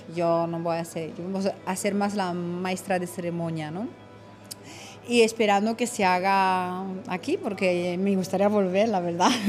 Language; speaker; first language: Spanish; non-native, fluent; French